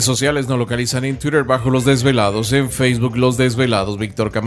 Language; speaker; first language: Spanish; native; Spanish